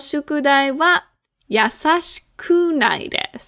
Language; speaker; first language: Japanese; non-native, fluent; English